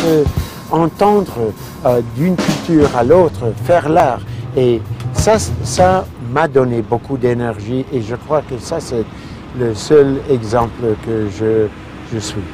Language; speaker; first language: French; non-native, fluent; English